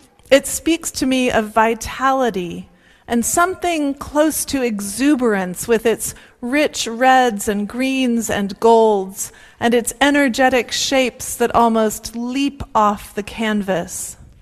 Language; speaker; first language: English; native; English